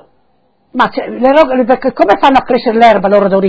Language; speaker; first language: Italian; non-native, local second language; Friulian